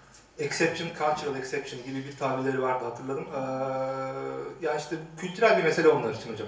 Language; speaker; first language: Turkish; native; Turkish